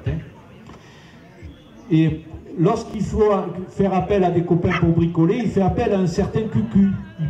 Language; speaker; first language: French; native; French